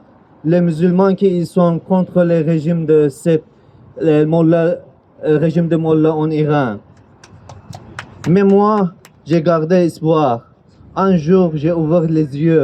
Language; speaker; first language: French; non-native, learner; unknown